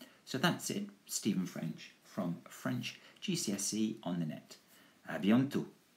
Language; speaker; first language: English; native; English